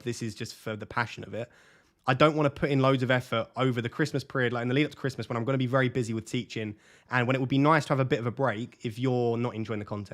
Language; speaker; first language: English; native; English